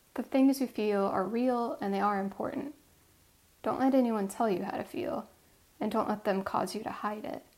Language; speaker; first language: English; native; English